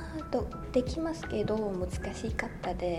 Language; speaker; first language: Japanese; non-native, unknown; Chinese